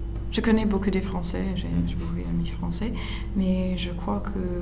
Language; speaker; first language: French; non-native, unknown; English